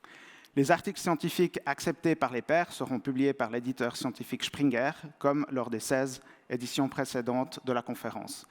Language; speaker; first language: French; native; French